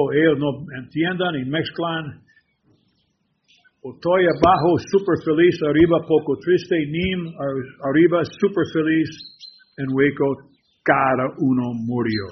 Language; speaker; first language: Spanish; non-native, learner; English